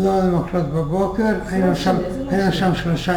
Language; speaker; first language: Hebrew; non-native, fluent; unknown